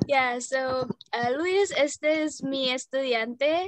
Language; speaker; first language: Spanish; non-native, learner; Indonesian